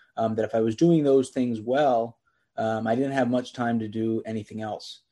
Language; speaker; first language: English; native; English